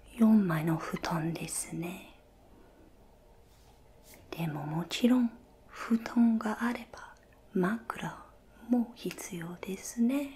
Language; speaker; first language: Japanese; non-native, fluent; English